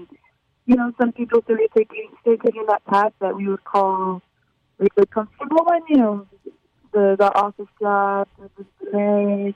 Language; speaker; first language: English; early bilingual, other home language; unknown